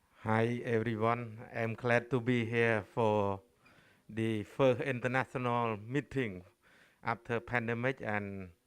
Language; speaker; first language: English; non-native, learner; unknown